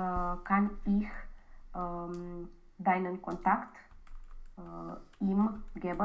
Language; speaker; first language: German; non-native, learner; Romanian